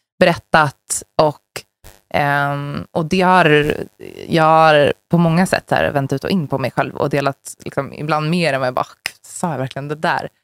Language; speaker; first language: Swedish; native; Swedish